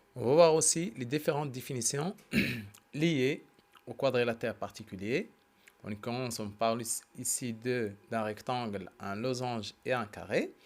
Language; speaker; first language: French; non-native, local second language; Arabic